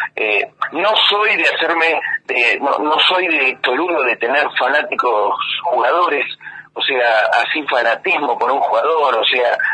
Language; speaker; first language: Spanish; native; Spanish